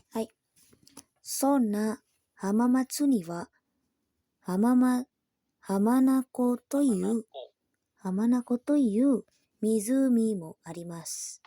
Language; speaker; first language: Japanese; non-native, learner; Indonesian